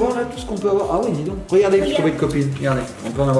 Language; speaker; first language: French; native; French